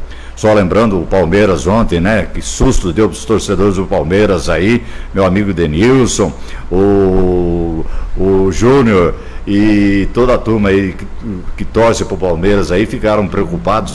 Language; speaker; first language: Portuguese; native; Portuguese